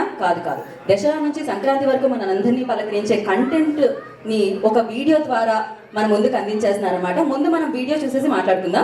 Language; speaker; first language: Telugu; native; Telugu